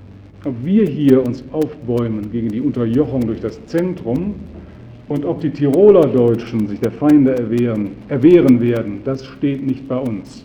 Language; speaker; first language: German; native; German